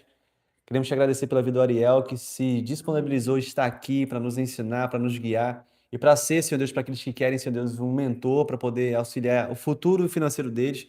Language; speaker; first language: Portuguese; native; Portuguese